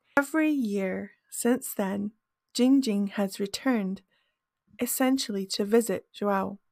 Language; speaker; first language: English; native; English